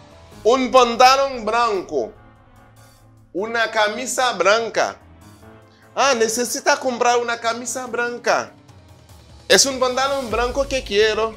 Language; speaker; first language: Spanish; non-native, fluent; Haitian Creole